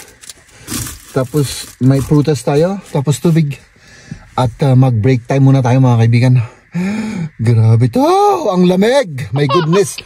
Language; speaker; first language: Filipino; non-native, local second language; Iloko